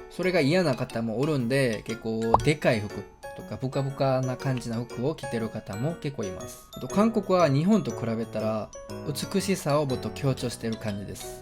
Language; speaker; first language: Japanese; non-native, fluent; Korean